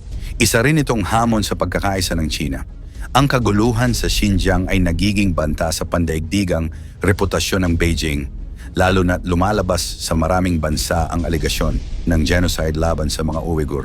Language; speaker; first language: Filipino; native; Filipino